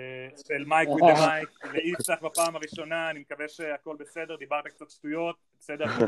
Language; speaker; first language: Hebrew; native; Hebrew